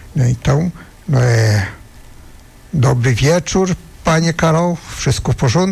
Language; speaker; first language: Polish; early bilingual, heritage; Polish